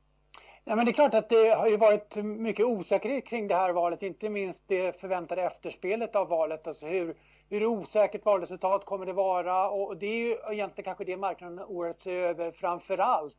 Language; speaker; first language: Swedish; native; Swedish